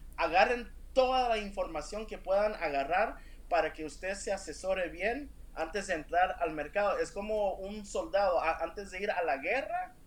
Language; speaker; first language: Spanish; early bilingual, heritage; Spanish